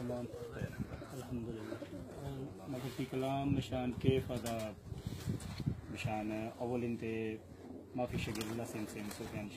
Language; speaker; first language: Arabic; non-native, learner; Urdu